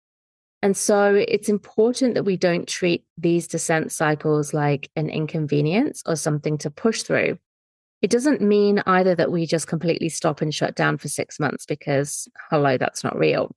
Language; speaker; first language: English; native; English